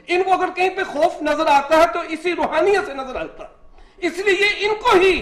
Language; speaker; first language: Urdu; native; Urdu